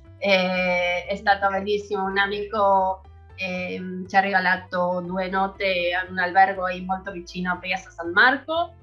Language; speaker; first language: Italian; non-native, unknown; Spanish